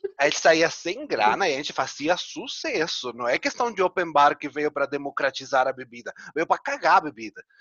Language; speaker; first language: Portuguese; non-native, fluent; Spanish